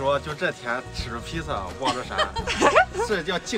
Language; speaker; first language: Chinese; native; Chinese